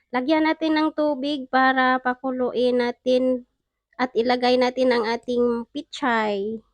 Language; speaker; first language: Filipino; non-native, local second language; Cebuano